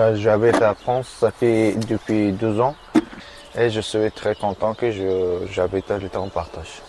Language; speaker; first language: French; non-native, learner; Persian